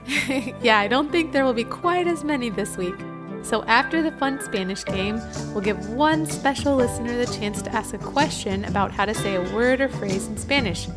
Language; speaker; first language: English; native; English